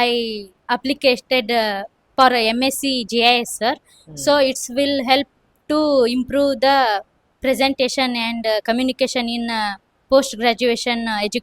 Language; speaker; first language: English; non-native, local second language; Kannada